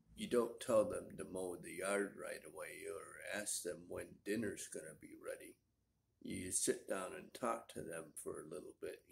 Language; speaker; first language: English; native; English